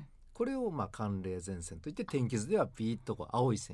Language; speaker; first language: Japanese; native; Japanese